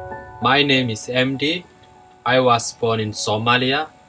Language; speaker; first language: English; non-native, fluent; Somali